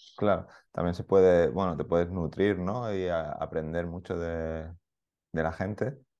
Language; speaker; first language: Spanish; native; Spanish